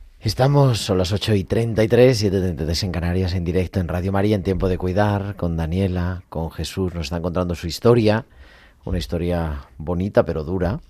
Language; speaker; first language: Spanish; native; Spanish